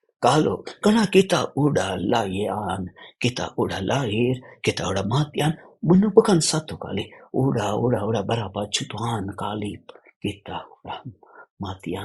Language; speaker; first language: Indonesian; non-native, fluent; Hindi